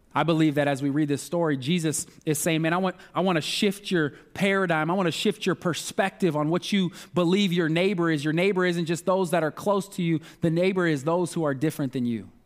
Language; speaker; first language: English; native; English